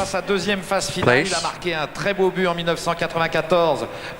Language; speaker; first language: French; native; French